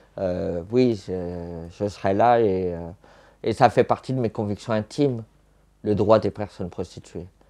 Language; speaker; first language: French; native; French